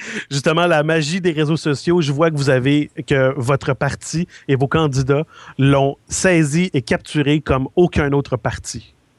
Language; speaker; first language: French; native; French